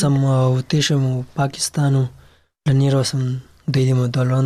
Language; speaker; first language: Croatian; non-native, learner; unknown